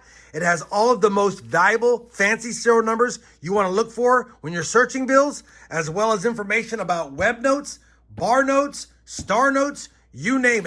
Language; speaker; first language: English; native; English